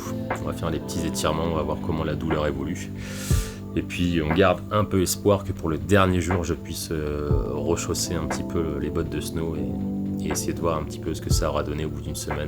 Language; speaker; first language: French; native; French